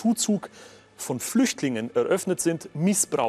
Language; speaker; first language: German; native; German